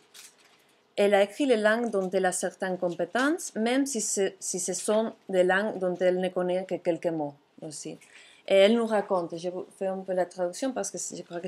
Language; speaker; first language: French; non-native, fluent; Catalan